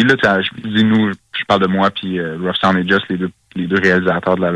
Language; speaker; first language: French; native; French